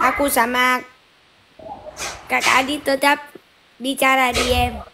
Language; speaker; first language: Indonesian; non-native, learner; Vietnamese